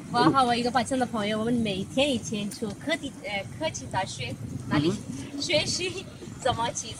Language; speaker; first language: Chinese; non-native, learner; Urdu